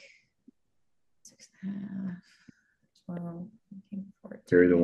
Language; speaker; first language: English; native; English